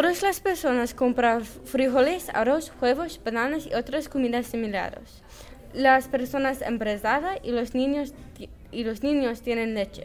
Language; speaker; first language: Spanish; non-native, learner; English